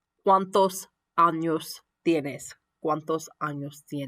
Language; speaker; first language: Spanish; non-native, fluent; English